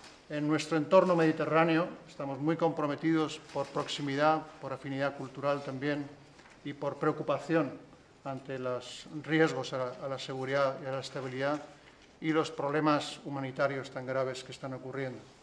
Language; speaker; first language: Spanish; native; Spanish